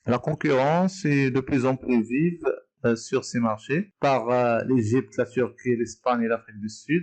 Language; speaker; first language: French; non-native, local second language; Arabic